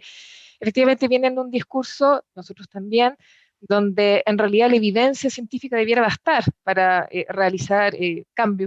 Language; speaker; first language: Spanish; native; Spanish